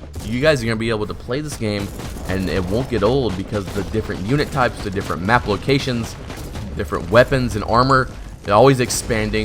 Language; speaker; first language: English; native; English